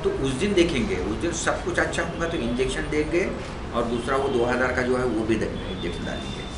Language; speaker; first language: Hindi; non-native, local second language; Marathi